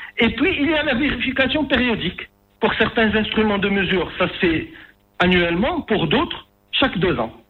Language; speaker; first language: French; non-native, local second language; Arabic